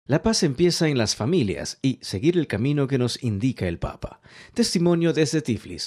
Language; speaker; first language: Spanish; native; Spanish